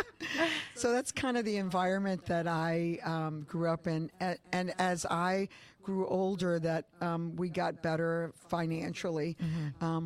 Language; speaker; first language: English; early bilingual, other home language; Spanish